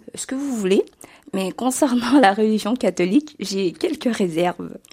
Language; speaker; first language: French; native; French